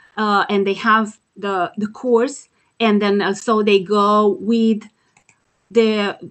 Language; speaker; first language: English; non-native, fluent; Romanian